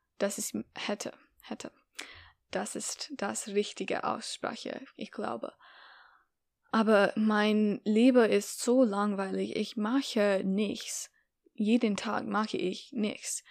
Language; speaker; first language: German; non-native, learner; English